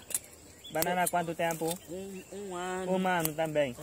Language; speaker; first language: Portuguese; non-native, learner; Vietnamese